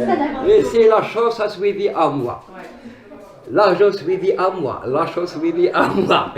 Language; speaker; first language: French; non-native, learner; Arabic